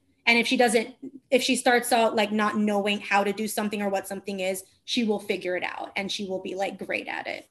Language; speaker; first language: English; non-native, fluent; Italian